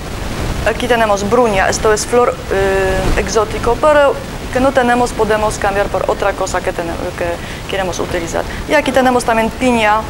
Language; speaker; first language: Spanish; non-native, learner; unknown